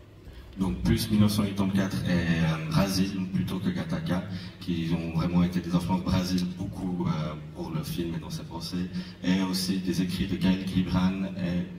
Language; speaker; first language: French; native; French